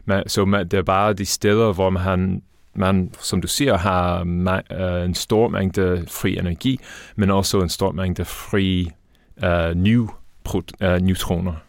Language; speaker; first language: Danish; non-native, fluent; English